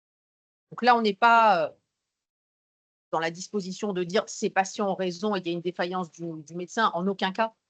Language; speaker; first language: French; native; French